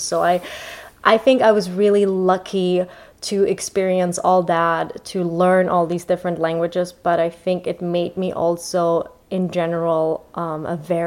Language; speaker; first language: English; non-native, fluent; German